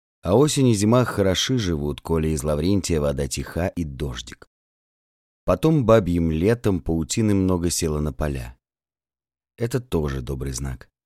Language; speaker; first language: Russian; native; Russian